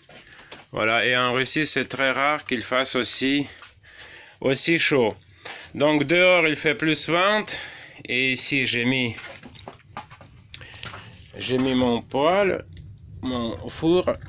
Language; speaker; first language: French; non-native, fluent; Russian